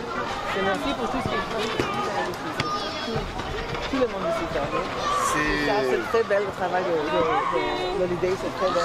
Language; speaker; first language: French; non-native, learner; Portuguese